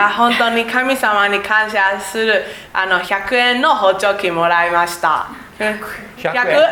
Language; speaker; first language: Japanese; non-native, learner; Chinese